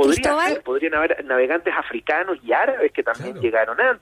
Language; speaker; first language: Spanish; native; Spanish